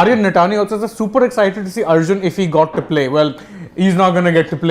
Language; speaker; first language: English; non-native, local second language; Hindi